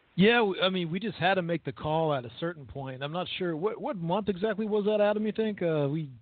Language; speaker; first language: English; native; English